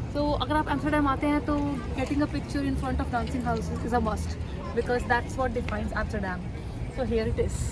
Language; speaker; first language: Hindi; native; Hindi